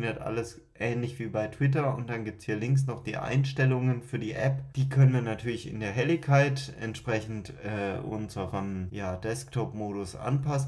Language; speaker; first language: German; native; German